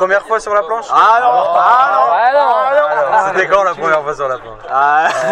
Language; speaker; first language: French; native; French